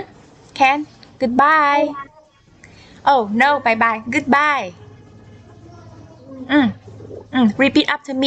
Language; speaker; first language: English; non-native, learner; Vietnamese